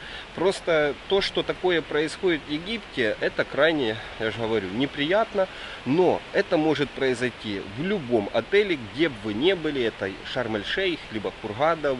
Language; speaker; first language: Russian; native; Russian